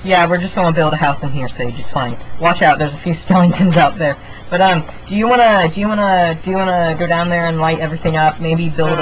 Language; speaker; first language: English; native; English